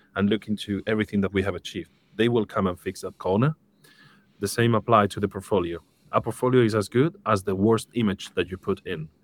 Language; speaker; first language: English; non-native, fluent; Spanish